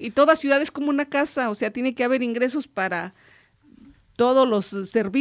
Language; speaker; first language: Spanish; native; Spanish